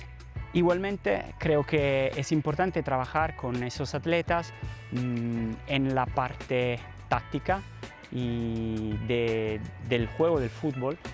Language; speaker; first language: Spanish; non-native, fluent; Italian